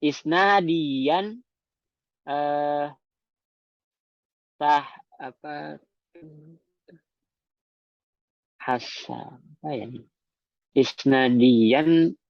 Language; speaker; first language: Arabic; non-native, learner; Indonesian